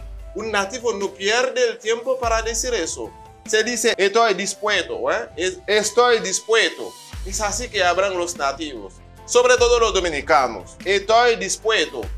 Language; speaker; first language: Spanish; non-native, fluent; Haitian Creole